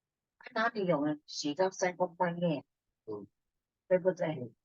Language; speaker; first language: Chinese; early bilingual, heritage; Chinese